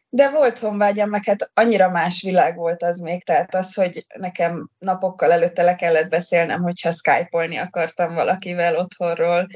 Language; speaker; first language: Hungarian; native; Hungarian